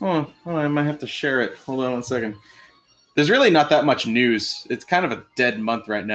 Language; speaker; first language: English; native; English